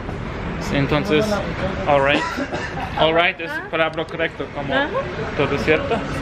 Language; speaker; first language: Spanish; non-native, learner; English